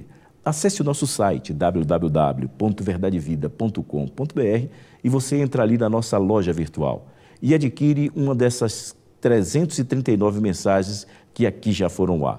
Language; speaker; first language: Portuguese; native; Portuguese